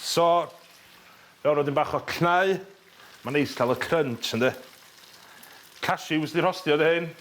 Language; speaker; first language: Welsh; native; Welsh